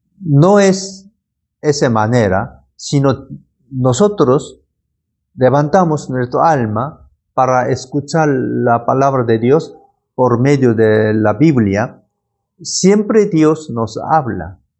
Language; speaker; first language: Spanish; non-native, learner; Korean